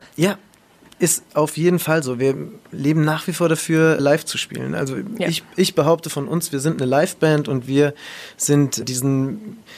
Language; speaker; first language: German; native; German